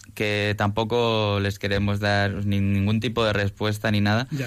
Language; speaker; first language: Spanish; native; Spanish